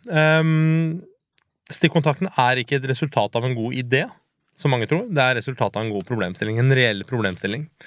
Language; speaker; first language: Norwegian; early bilingual, other home language; Persian